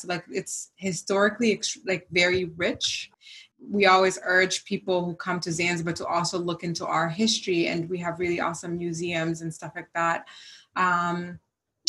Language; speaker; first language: English; non-native, local second language; Swahili